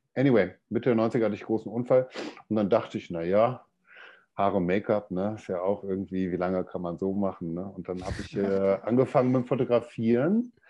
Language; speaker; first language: German; native; German